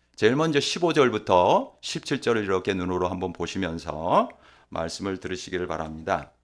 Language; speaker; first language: Korean; native; Korean